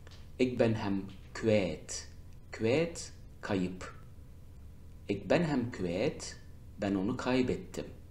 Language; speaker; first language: Dutch; non-native, learner; Turkish